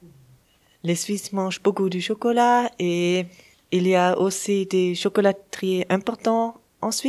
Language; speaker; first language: French; non-native, local second language; German